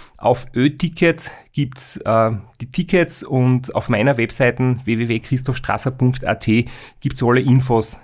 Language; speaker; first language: German; native; German